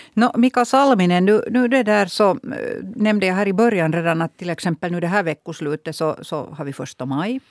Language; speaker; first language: Swedish; native; Swedish